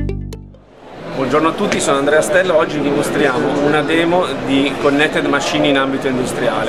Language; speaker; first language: Italian; native; Italian